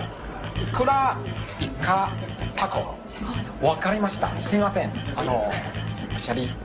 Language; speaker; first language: Japanese; non-native, learner; Chinese